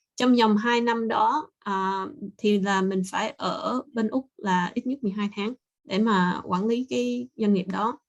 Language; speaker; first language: Vietnamese; early bilingual, heritage; Vietnamese